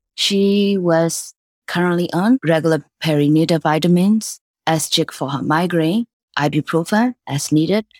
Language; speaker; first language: English; non-native, fluent; Burmese